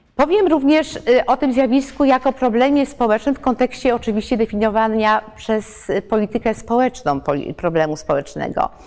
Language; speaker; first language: Polish; native; Polish